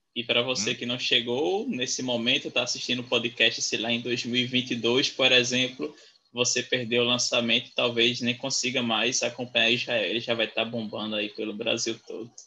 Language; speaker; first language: Portuguese; native; Portuguese